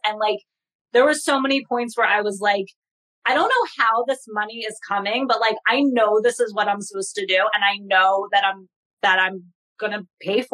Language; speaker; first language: English; native; English